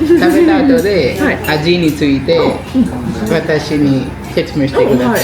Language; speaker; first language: Japanese; non-native, learner; Telugu